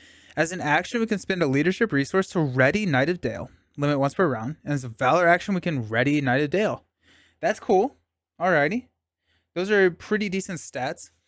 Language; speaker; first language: English; native; English